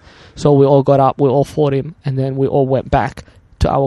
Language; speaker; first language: English; early bilingual, other home language; Arabic